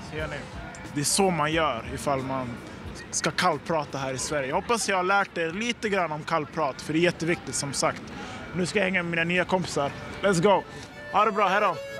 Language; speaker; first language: Swedish; native; Swedish